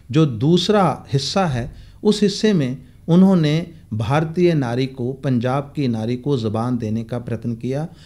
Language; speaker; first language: Hindi; non-native, local second language; Punjabi